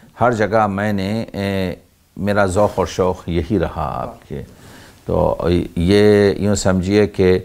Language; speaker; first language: Hindi; native; Hindi